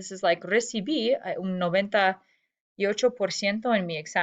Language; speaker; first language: Spanish; non-native, fluent; English